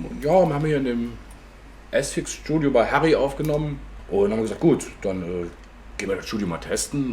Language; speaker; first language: German; native; German